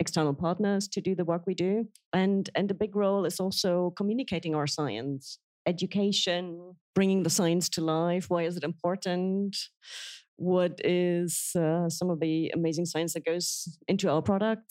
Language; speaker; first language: English; non-native, fluent; German